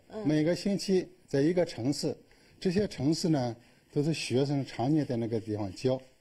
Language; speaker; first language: Chinese; native; Chinese